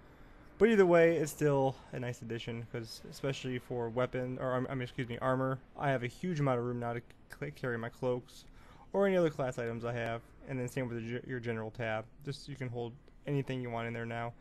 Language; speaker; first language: English; native; English